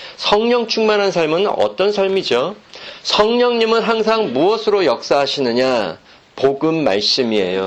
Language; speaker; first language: Korean; native; Korean